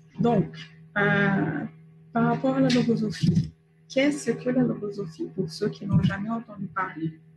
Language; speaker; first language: French; non-native, fluent; Portuguese